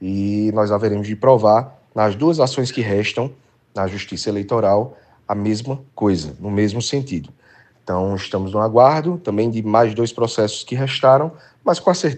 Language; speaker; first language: Portuguese; native; Portuguese